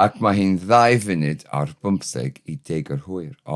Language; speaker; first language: Welsh; non-native, learner; English